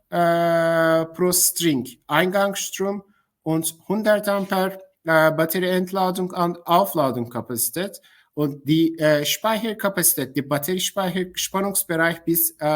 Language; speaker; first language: German; non-native, fluent; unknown